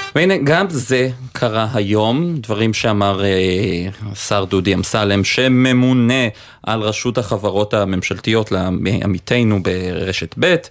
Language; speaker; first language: Hebrew; native; Hebrew